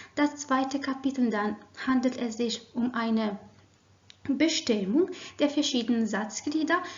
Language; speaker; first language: German; non-native, fluent; Arabic